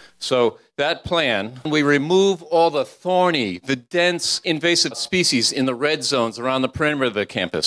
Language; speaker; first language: English; native; English